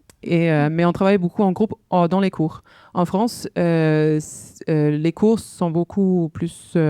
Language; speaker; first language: French; non-native, fluent; Norwegian